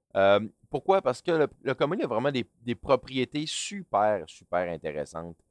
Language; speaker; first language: French; native; French